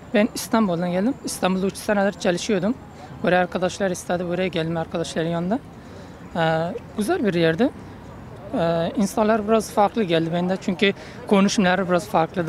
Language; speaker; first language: Turkish; non-native, learner; Uzbek